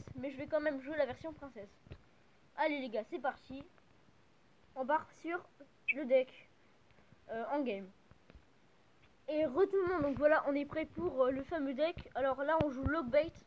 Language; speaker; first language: French; native; French